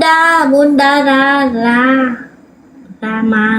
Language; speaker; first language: Indonesian; non-native, learner; Vietnamese